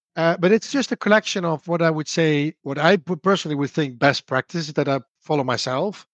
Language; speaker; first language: English; non-native, fluent; Dutch